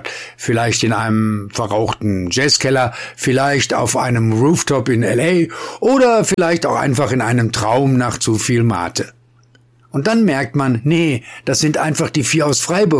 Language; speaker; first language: German; native; German